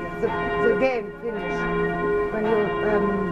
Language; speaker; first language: English; non-native, learner; Albanian